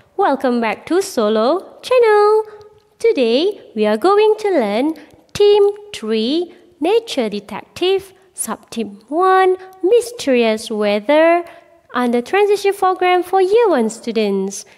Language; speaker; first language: English; non-native, local second language; Malay